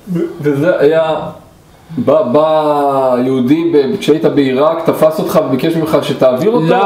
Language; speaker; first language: Hebrew; native; Hebrew